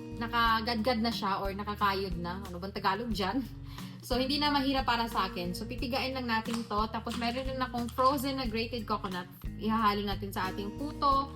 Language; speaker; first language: Filipino; non-native, local second language; Hiligaynon